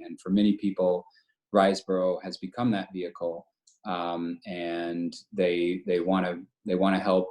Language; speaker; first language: English; native; English